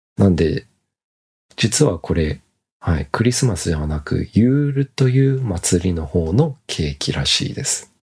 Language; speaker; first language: Japanese; native; Japanese